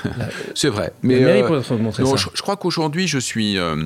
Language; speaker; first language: French; native; French